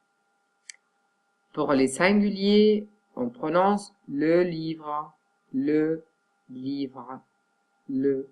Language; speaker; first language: French; non-native, fluent; Catalan